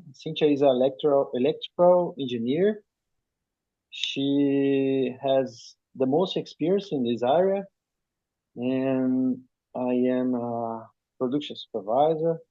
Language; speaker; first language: English; non-native, learner; Portuguese